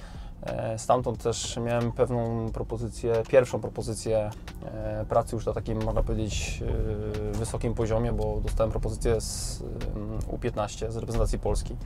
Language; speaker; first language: Polish; native; Polish